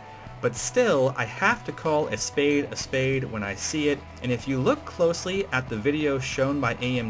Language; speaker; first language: English; native; English